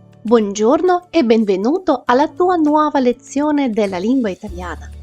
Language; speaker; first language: Italian; non-native, fluent; Ukrainian